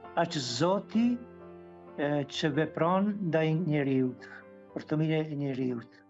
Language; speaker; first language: Albanian; non-native, fluent; Italian